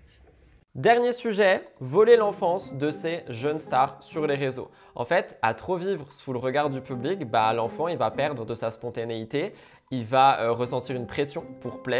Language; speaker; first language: French; native; French